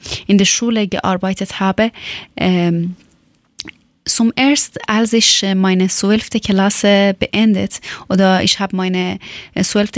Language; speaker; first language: German; non-native, learner; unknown